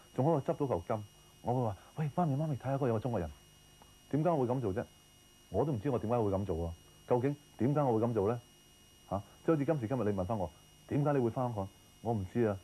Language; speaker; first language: Cantonese; early bilingual, heritage; Cantonese